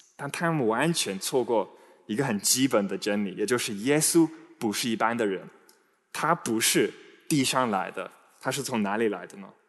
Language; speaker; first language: Chinese; non-native, fluent; English